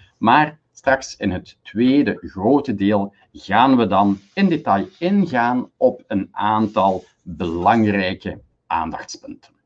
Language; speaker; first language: Dutch; native; Dutch